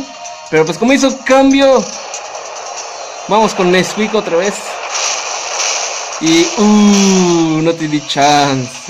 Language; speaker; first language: Spanish; native; Spanish